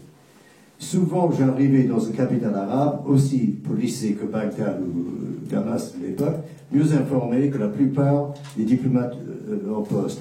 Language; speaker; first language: French; non-native, fluent; English